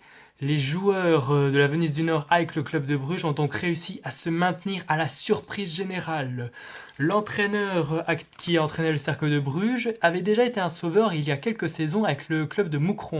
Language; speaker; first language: French; native; French